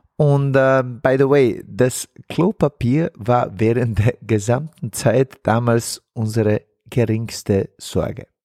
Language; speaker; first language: German; non-native, fluent; Bosnian